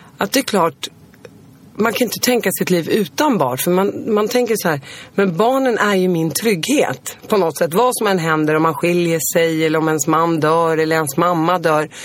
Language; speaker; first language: Swedish; early bilingual, other home language; Arabic